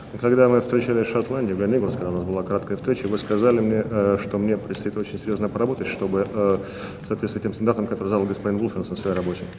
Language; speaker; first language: Russian; native; Russian